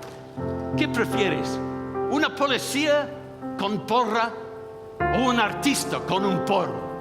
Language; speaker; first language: Spanish; non-native, fluent; English